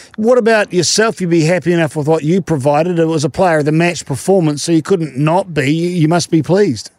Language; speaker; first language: English; native; English